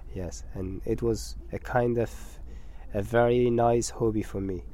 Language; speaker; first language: English; non-native, learner; Persian